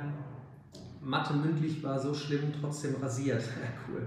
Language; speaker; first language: German; native; German